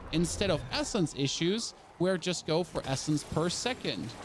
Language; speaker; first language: English; non-native, fluent; German